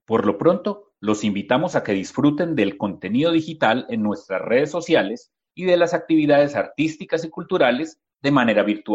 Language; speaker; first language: Spanish; native; Spanish